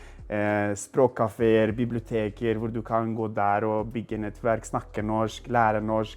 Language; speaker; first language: Norwegian; non-native, fluent; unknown